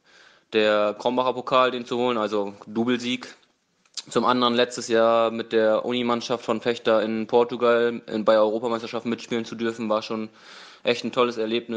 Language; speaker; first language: German; native; German